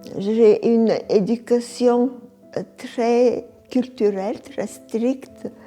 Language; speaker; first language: French; non-native, fluent; Bulgarian